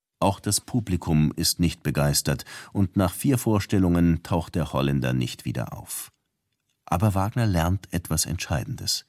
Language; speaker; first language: German; native; German